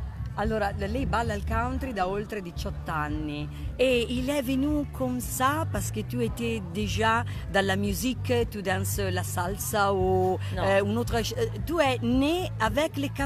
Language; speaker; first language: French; non-native, learner; Italian